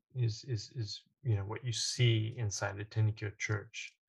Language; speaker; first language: English; native; English